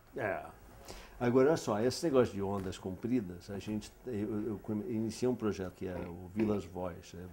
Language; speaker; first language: Portuguese; non-native, fluent; English